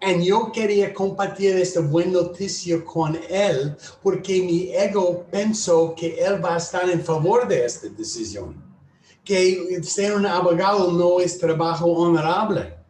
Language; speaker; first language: Spanish; non-native, learner; English